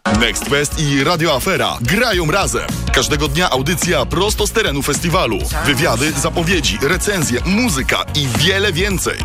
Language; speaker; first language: Polish; native; Polish